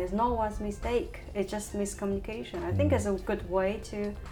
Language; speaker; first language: English; non-native, fluent; Chinese